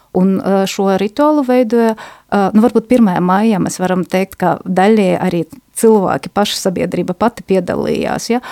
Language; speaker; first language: Latvian; non-native, local second language; Russian